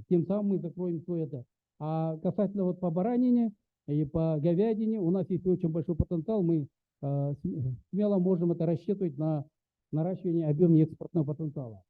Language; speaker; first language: Russian; native; Russian